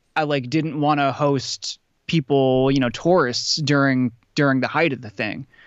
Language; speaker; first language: English; native; English